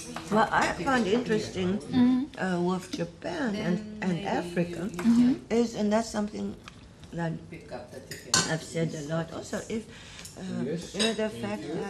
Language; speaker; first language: English; non-native, local second language; Afrikaans